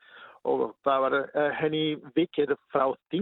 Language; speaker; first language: Icelandic; non-native, learner; Spanish